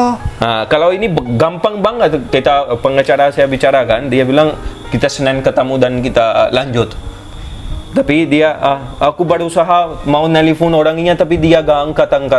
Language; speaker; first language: Indonesian; non-native, fluent; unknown